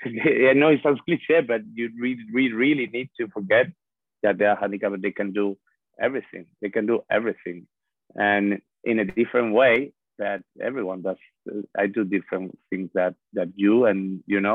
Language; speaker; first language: English; non-native, fluent; Spanish